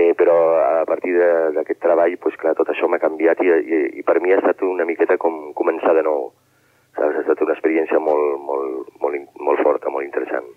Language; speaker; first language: Catalan; non-native, local second language; Spanish